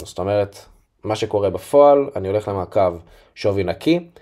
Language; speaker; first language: Hebrew; native; Hebrew